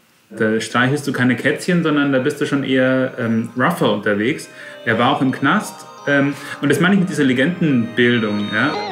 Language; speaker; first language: German; native; German